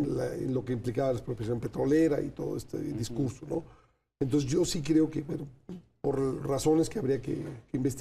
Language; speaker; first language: Spanish; native; Spanish